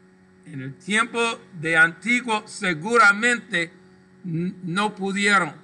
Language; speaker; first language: Spanish; non-native, local second language; English